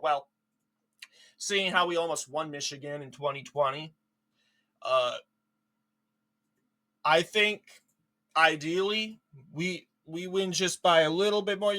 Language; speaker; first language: English; native; English